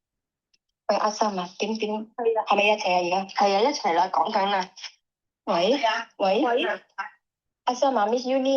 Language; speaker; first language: Cantonese; native; Cantonese